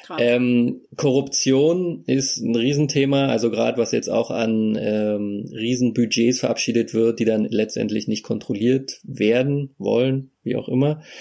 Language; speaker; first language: German; native; German